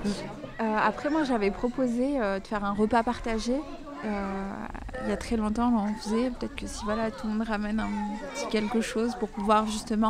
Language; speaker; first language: French; native; French